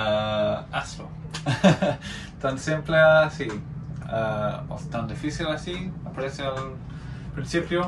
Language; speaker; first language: Spanish; non-native, fluent; English